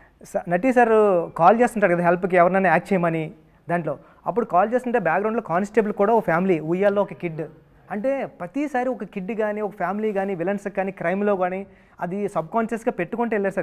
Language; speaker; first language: Telugu; native; Telugu